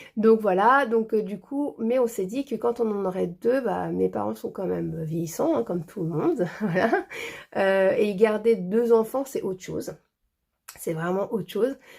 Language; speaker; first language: French; early bilingual, other home language; Portuguese